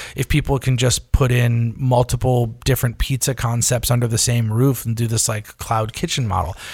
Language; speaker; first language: English; native; English